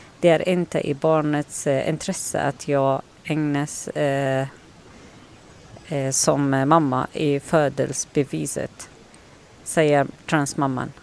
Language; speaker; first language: Swedish; non-native, learner; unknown